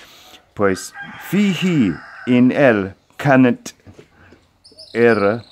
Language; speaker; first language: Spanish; non-native, fluent; English